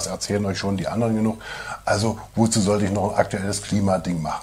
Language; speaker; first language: German; native; German